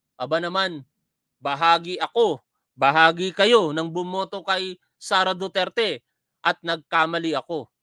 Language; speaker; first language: Filipino; native; Filipino